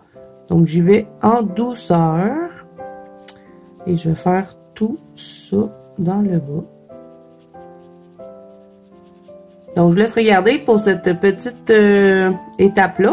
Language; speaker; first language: French; native; French